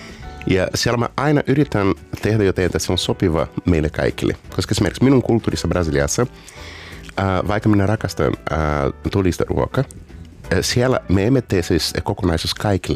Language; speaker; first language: Finnish; non-native, learner; Portuguese